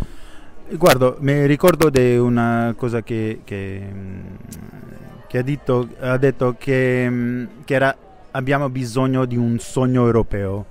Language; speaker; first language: Italian; non-native, fluent; Portuguese